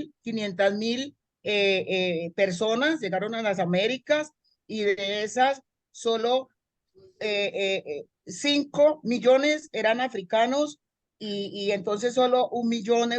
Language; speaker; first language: Spanish; native; Spanish